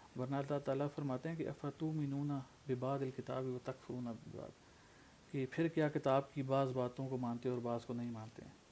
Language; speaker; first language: Urdu; non-native, local second language; Punjabi